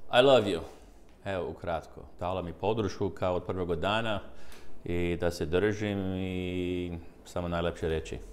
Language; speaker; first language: Croatian; early bilingual, heritage; Croatian